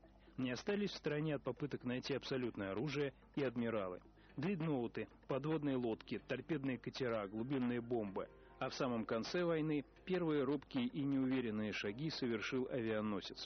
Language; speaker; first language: Russian; native; Russian